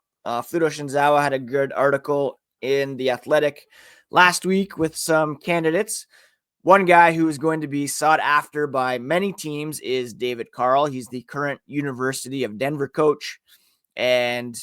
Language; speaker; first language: English; native; English